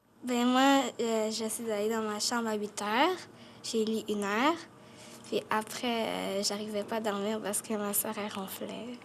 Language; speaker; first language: French; native; French